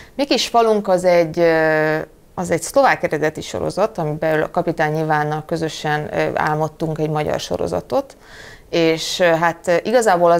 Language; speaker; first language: Hungarian; non-native, fluent; English